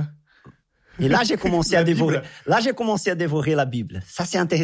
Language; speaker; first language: French; non-native, fluent; Portuguese